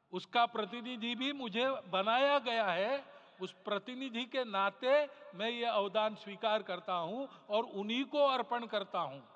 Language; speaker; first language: Hindi; non-native, local second language; Marathi